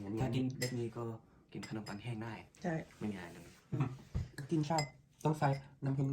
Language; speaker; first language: Thai; early bilingual, heritage; Swedish